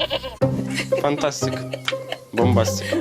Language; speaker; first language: Russian; native; Russian